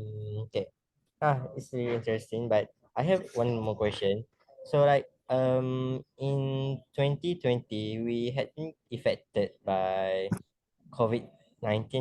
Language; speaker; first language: English; non-native, learner; Malay